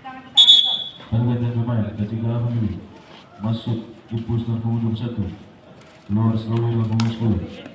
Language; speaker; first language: Malay; native; Malay